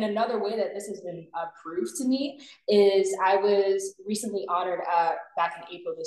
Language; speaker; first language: English; native; English